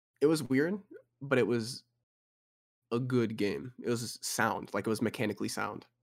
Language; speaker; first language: English; native; English